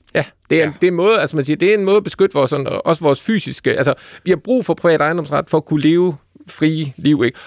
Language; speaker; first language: Danish; native; Danish